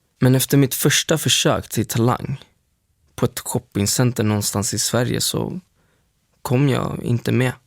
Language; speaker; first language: Swedish; early bilingual, other home language; Spanish